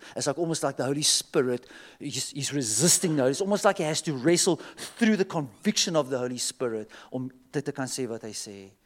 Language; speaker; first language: English; non-native, local second language; Afrikaans